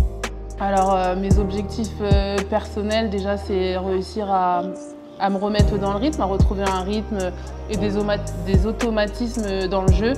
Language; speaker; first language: French; native; French